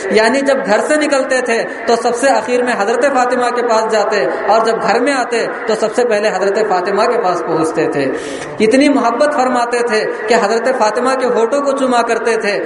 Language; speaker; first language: Urdu; native; Urdu